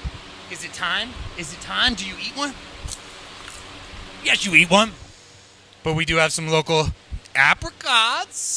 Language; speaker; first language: English; native; English